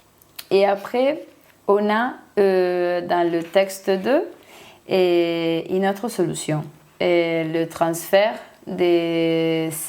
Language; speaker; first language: French; non-native, learner; Spanish